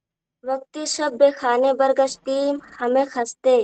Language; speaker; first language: Persian; non-native, learner; Urdu